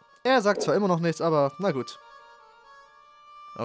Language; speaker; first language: German; native; German